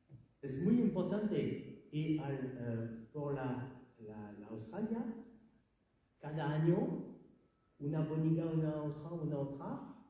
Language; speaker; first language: Spanish; non-native, learner; French